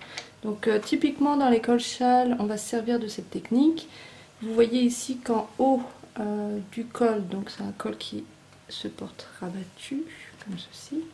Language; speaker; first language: French; native; French